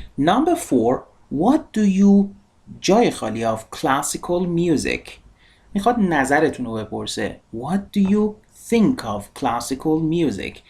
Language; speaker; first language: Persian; native; Persian